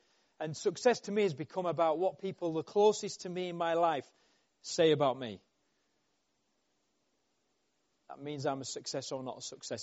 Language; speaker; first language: English; native; English